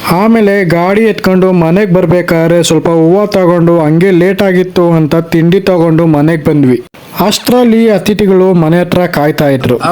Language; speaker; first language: Kannada; native; Kannada